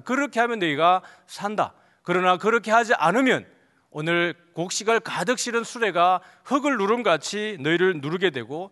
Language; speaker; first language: Korean; native; Korean